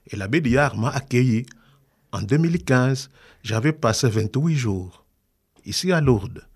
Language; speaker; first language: French; non-native, local second language; Kongo